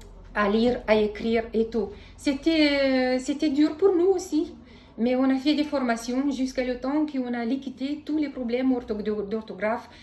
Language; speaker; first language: French; non-native, fluent; Romanian